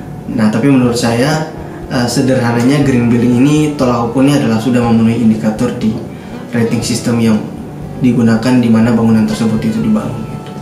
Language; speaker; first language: Indonesian; native; Indonesian